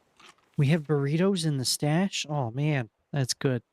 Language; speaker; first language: English; native; English